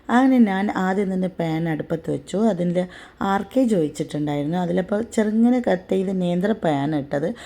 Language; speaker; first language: Malayalam; non-native, fluent; Tamil